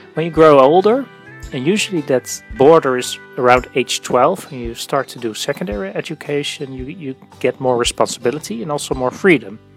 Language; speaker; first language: English; non-native, fluent; Dutch